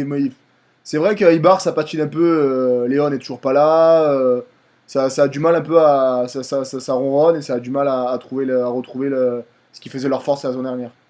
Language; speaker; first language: French; native; French